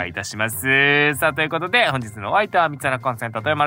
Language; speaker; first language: Japanese; native; Japanese